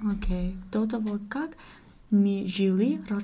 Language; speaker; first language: Russian; non-native, learner; English